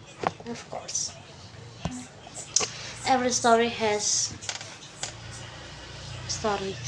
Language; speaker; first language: English; non-native, learner; Indonesian